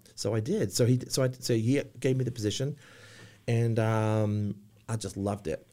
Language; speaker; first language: English; native; English